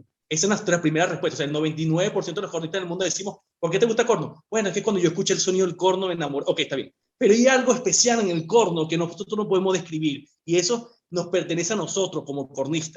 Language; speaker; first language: Spanish; native; Spanish